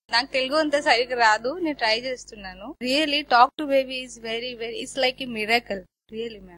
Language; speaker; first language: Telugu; non-native, learner; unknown